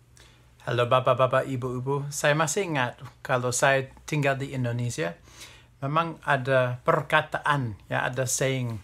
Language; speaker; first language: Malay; non-native, fluent; English